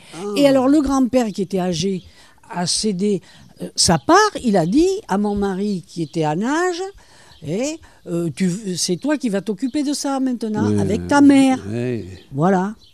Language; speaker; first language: French; native; French